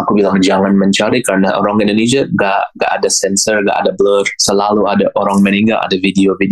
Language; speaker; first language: Indonesian; non-native, learner; English